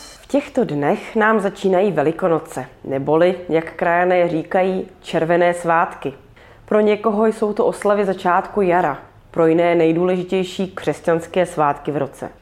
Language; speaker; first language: Czech; early bilingual, heritage; Czech